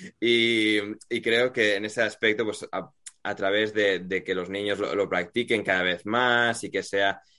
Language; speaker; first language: Spanish; native; Spanish